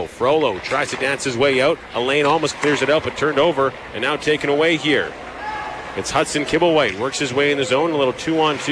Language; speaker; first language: English; native; English